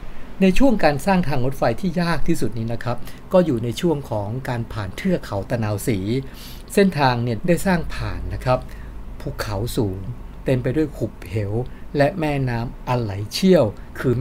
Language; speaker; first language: Thai; native; Thai